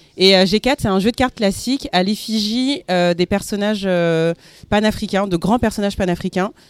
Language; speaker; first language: French; early bilingual, other home language; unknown